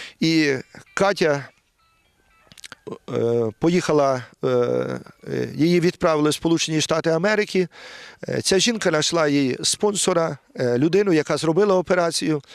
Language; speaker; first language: Ukrainian; native; Ukrainian